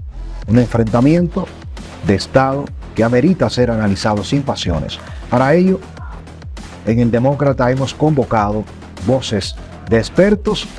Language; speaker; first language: Spanish; native; Spanish